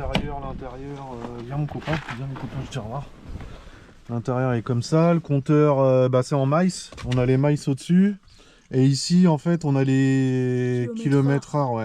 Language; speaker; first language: French; native; French